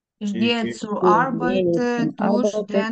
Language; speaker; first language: German; non-native, learner; Ukrainian